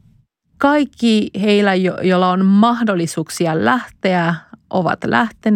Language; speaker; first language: Finnish; non-native, fluent; Spanish